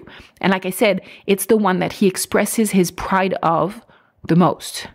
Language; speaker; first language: English; non-native, fluent; French